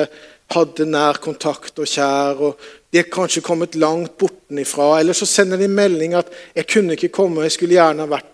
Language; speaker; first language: Norwegian; native; Norwegian